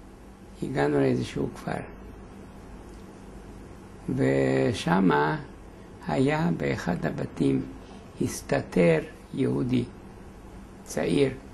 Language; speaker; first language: Hebrew; non-native, fluent; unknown